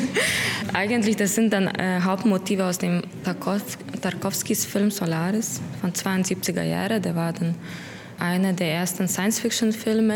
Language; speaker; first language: German; non-native, fluent; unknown